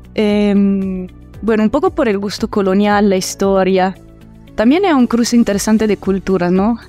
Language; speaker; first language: Spanish; early bilingual, heritage; Italian